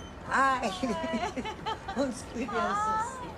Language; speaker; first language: Danish; non-native, local second language; Kalaallisut